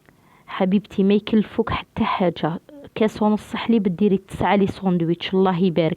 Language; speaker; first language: Arabic; native; Arabic